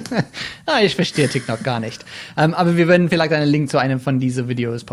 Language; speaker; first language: German; non-native, fluent; English